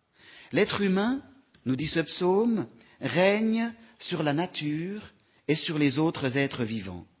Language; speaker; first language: French; native; French